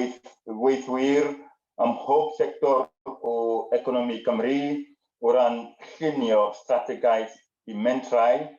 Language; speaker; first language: Welsh; non-native, learner; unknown